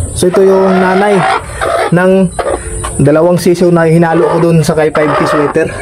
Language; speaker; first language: Filipino; non-native, local second language; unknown